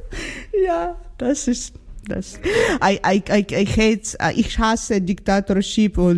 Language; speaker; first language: German; non-native, learner; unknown